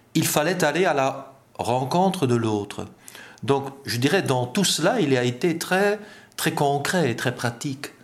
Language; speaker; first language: French; non-native, fluent; Dutch